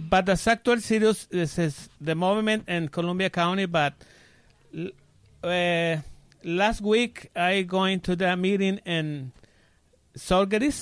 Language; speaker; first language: English; non-native, learner; Spanish